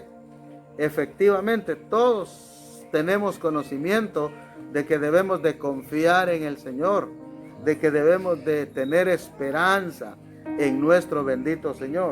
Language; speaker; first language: Spanish; native; Spanish